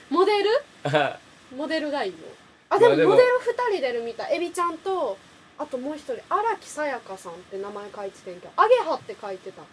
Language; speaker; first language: Japanese; native; Japanese